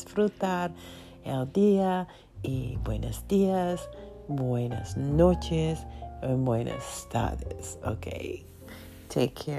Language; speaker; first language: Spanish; non-native, learner; English